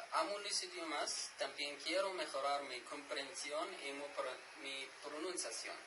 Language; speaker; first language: Spanish; non-native, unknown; Arabic